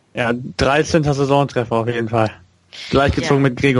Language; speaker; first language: German; native; German